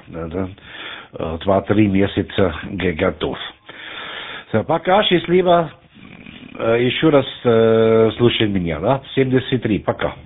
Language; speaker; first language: Russian; non-native, learner; German